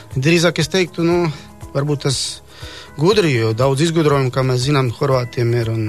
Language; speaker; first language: Latvian; non-native, fluent; Croatian